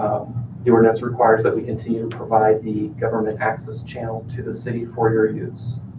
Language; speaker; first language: English; native; English